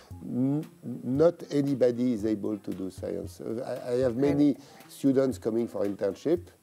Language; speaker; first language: English; non-native, fluent; French